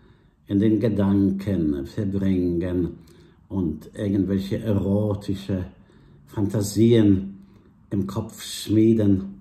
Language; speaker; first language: German; non-native, fluent; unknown